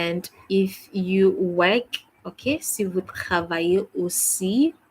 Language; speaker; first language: French; non-native, fluent; English